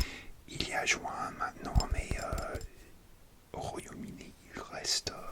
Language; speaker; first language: French; non-native, learner; English